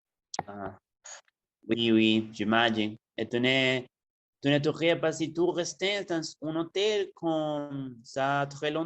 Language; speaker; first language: French; non-native, learner; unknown